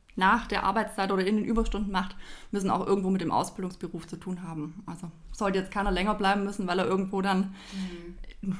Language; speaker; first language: German; native; German